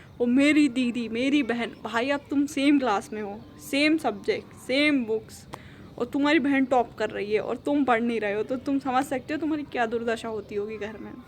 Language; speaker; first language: Hindi; native; Hindi